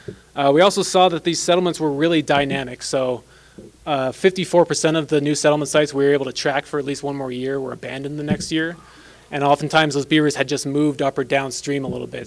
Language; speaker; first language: English; native; English